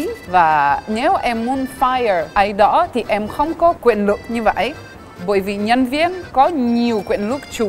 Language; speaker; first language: Vietnamese; non-native, fluent; French